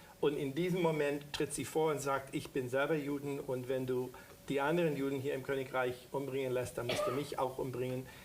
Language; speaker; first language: German; non-native, fluent; English